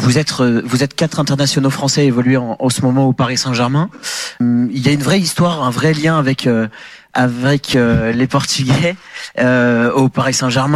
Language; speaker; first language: French; native; French